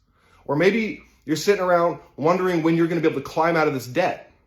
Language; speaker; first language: English; native; English